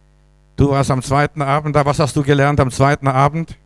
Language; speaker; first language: German; native; German